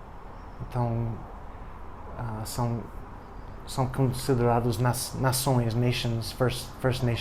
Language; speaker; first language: Portuguese; non-native, fluent; English